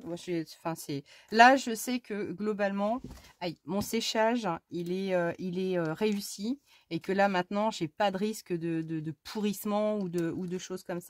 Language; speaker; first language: French; native; French